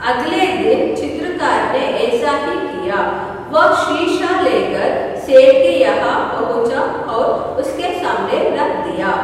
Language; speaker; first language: Hindi; non-native, local second language; Kannada